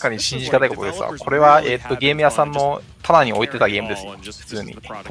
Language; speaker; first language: Japanese; native; Japanese